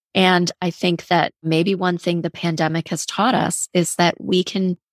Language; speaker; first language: English; native; English